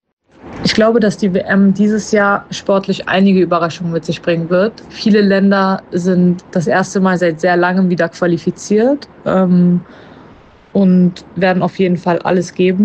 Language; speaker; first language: German; early bilingual, other home language; Turkish